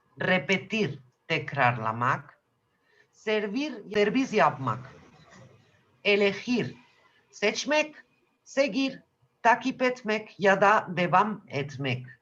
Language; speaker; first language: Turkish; non-native, fluent; Spanish